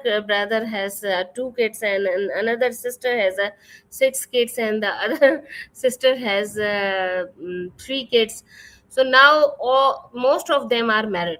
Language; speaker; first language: English; non-native, fluent; Urdu